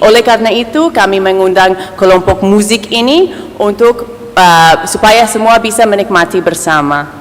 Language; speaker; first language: Indonesian; non-native, fluent; English